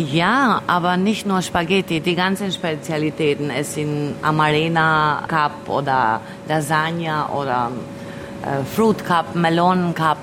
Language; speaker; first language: German; early bilingual, other home language; Albanian